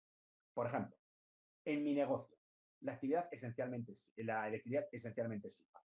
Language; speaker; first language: Spanish; native; Spanish